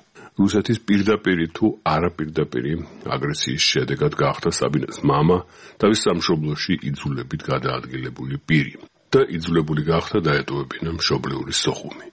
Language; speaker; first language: Georgian; native; Georgian